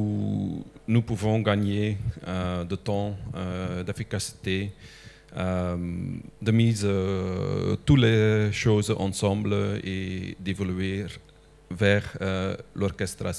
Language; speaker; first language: French; non-native, local second language; Dutch